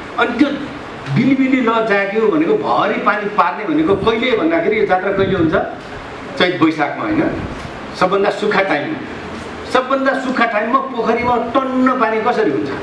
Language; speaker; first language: Nepali; non-native, local second language; Newari